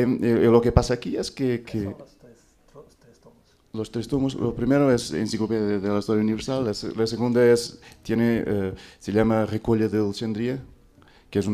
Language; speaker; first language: Spanish; non-native, fluent; Portuguese